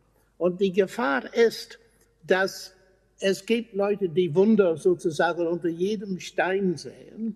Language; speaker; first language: German; non-native, fluent; English